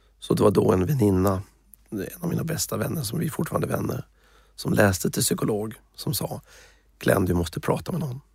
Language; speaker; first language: Swedish; native; Swedish